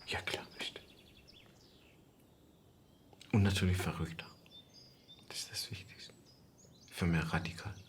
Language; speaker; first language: German; non-native, fluent; Persian